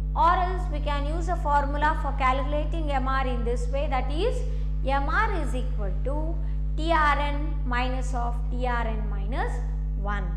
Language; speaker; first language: English; non-native, local second language; Kannada